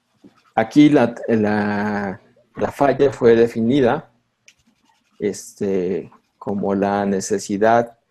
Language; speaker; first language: Spanish; native; Spanish